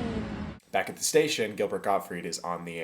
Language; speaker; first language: English; native; English